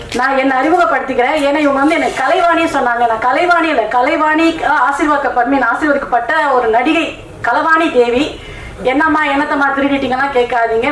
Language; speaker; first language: Tamil; non-native, local second language; Telugu